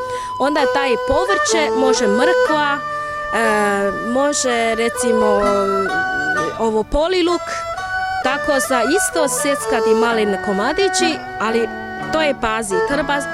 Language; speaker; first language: Bosnian; non-native, learner; Chinese